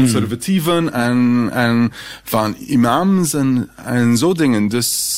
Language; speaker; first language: Dutch; non-native, fluent; Arabic